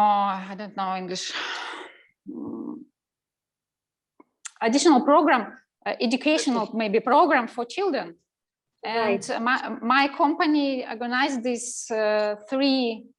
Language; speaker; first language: English; non-native, learner; Russian